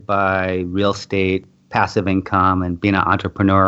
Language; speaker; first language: English; native; English